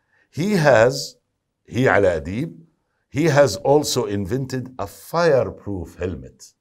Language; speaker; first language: English; non-native, fluent; Arabic